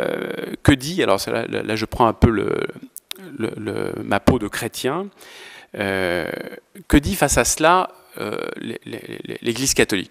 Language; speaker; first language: French; native; French